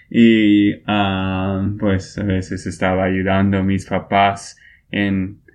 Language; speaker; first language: Spanish; non-native, fluent; English